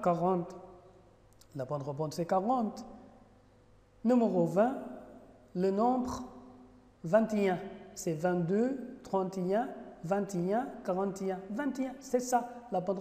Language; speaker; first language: French; non-native, fluent; Arabic